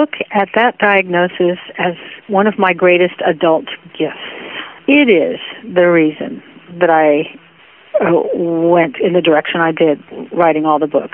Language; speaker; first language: English; native; English